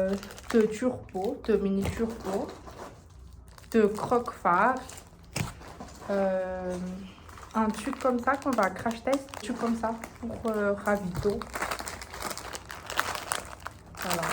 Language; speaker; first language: French; non-native, local second language; Malagasy